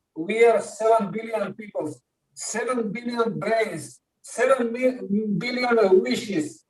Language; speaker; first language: English; non-native, learner; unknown